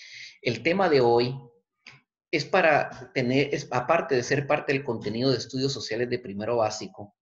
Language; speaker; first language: Spanish; native; Spanish